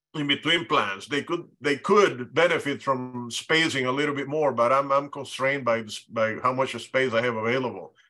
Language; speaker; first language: English; non-native, fluent; Spanish